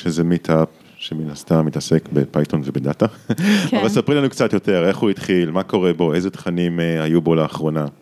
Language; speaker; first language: Hebrew; native; Hebrew